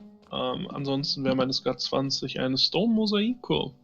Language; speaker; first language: German; native; German